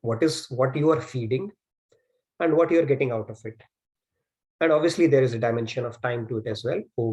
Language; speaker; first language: English; non-native, local second language; Hindi